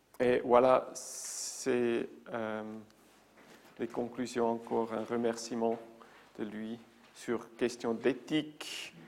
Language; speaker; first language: French; non-native, local second language; German